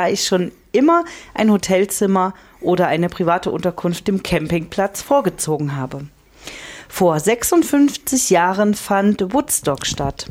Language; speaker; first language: German; native; German